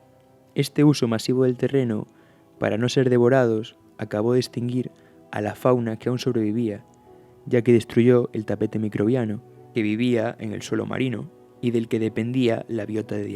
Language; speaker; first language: Spanish; native; Spanish